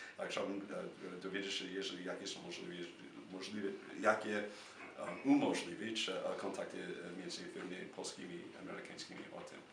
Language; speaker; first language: Polish; non-native, fluent; English